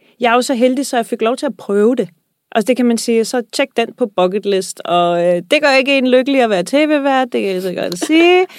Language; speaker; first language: Danish; native; Danish